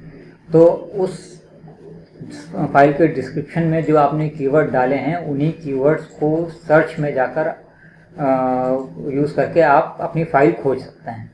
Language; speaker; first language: Hindi; native; Hindi